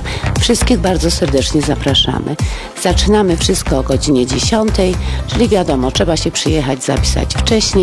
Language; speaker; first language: Polish; native; Polish